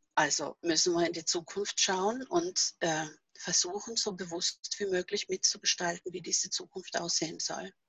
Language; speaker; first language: German; non-native, fluent; Norwegian